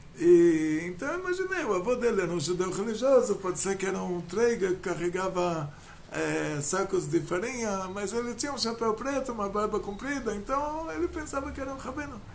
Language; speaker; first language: Portuguese; non-native, fluent; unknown